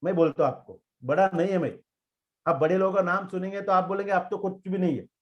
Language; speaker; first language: Hindi; non-native, local second language; Marathi